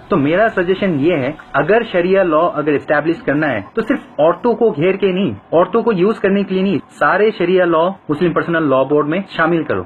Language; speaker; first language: Urdu; non-native, fluent; Bangla